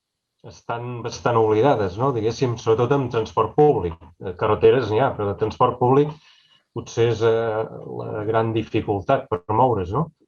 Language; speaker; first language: Catalan; native; Catalan